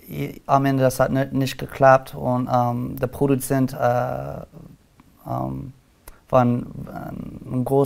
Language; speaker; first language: German; non-native, learner; English